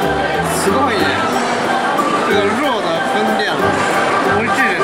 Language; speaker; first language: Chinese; non-native, fluent; Japanese